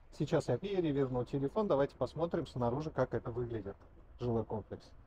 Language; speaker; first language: Russian; non-native, local second language; Kazakh